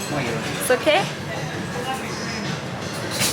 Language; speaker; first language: German; non-native, fluent; Korean